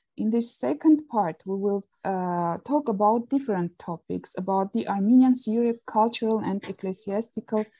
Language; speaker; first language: English; non-native, fluent; Armenian